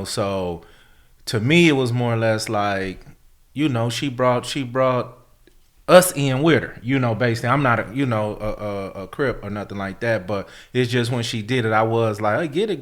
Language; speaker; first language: English; native; English